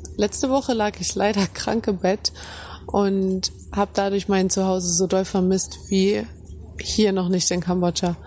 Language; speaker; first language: German; native; German